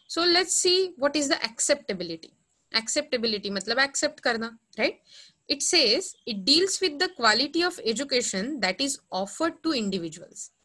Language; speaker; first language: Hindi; non-native, local second language; Marathi